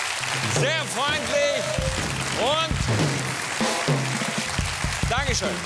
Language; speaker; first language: German; native; German